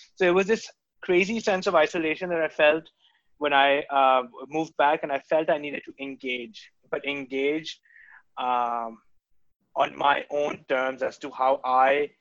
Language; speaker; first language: English; non-native, local second language; Urdu